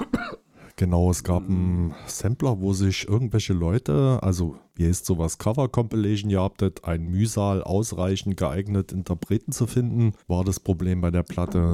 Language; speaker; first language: German; native; German